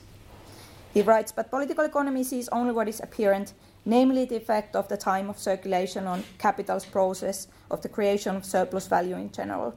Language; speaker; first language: English; non-native, fluent; Finnish